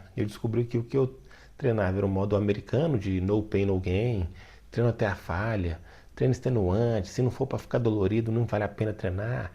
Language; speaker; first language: Portuguese; native; Portuguese